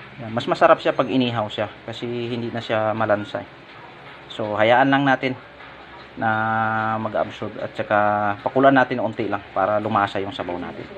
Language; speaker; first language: Filipino; non-native, local second language; Hiligaynon